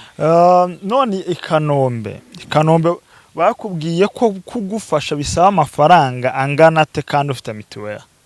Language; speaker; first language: Kinyarwanda; native; Kinyarwanda